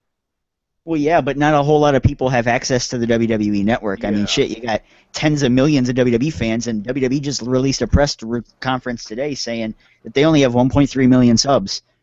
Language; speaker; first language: English; native; English